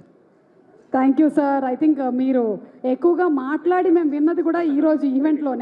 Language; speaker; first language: Telugu; native; Telugu